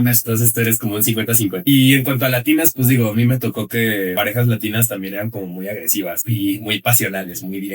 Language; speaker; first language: Spanish; native; Spanish